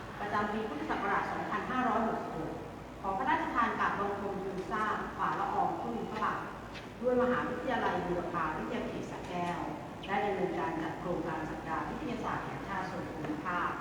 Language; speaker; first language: Thai; native; Thai